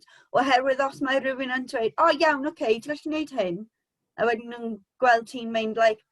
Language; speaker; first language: Welsh; non-native, local second language; English